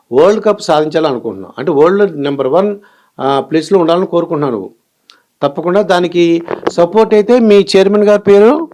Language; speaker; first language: Telugu; native; Telugu